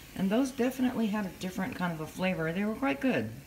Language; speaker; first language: English; native; English